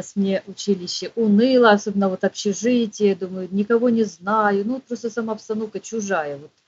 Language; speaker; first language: Russian; native; Russian